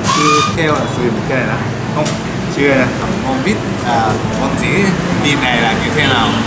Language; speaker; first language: Vietnamese; non-native, learner; Japanese